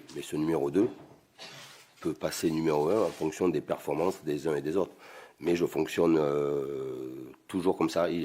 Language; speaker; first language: French; native; French